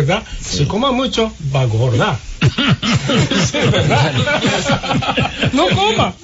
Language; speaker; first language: Spanish; non-native, learner; Japanese